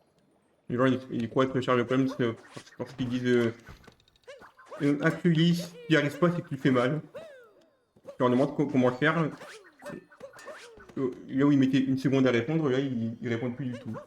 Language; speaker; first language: French; native; French